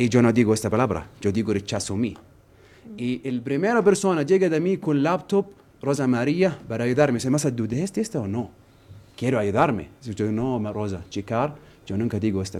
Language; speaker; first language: Spanish; non-native, learner; Arabic